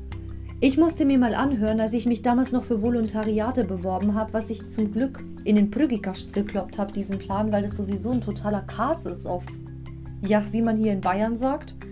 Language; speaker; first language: German; native; German